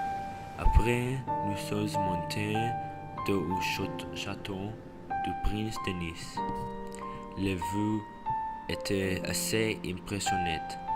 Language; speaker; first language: French; non-native, learner; English